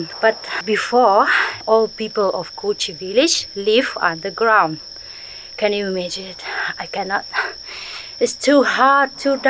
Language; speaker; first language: English; non-native, learner; Vietnamese